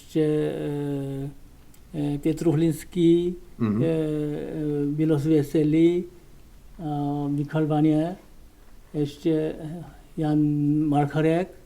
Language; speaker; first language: Czech; non-native, learner; Korean